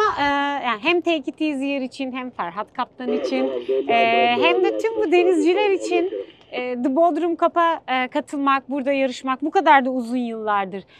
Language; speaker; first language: Turkish; native; Turkish